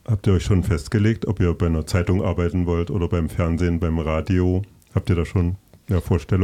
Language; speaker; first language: German; native; German